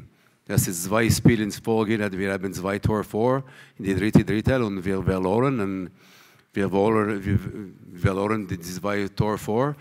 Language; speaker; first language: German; non-native, learner; French